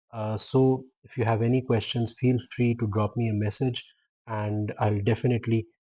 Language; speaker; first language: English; non-native, local second language; Urdu